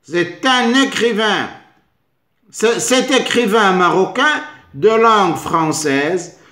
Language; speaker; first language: French; non-native, local second language; Arabic